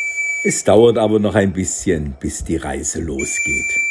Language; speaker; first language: German; native; German